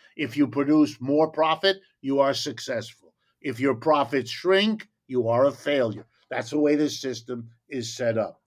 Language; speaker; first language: English; native; English